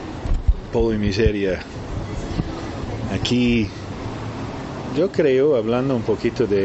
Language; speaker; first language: Spanish; non-native, fluent; Portuguese